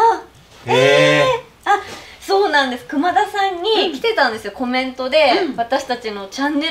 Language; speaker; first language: Japanese; native; Japanese